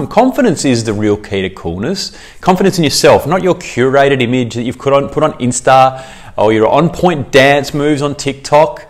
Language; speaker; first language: English; native; English